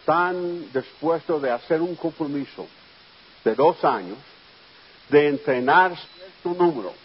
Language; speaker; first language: Spanish; non-native, fluent; English